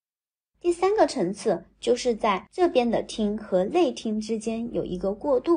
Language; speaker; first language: Chinese; native; Chinese